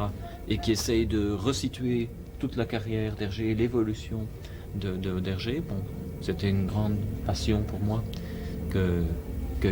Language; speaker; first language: French; native; French